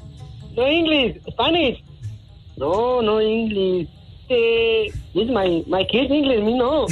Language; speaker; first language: English; non-native, learner; Spanish